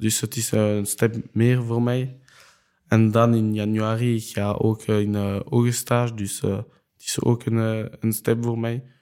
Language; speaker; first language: Dutch; non-native, local second language; French